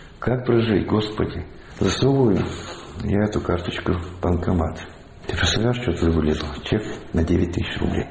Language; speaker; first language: Russian; native; Russian